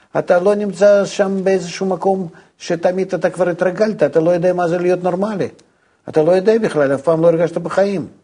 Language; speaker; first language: Hebrew; non-native, fluent; Russian